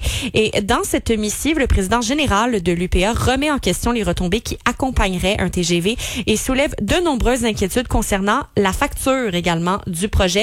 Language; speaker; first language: French; native; French